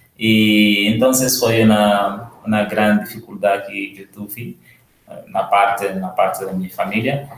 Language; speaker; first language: Spanish; non-native, learner; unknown